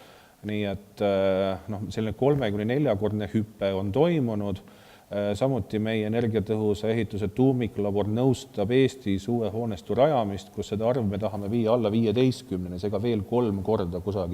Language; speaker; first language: Estonian; native; Estonian